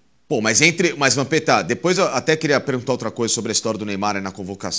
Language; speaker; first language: Portuguese; native; Portuguese